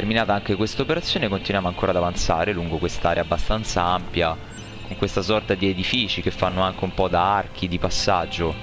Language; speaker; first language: Italian; native; Italian